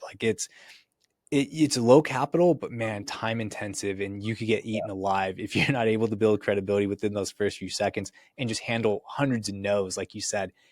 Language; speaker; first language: English; native; English